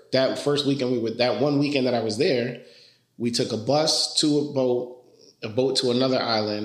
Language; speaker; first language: English; early bilingual, other home language; Spanish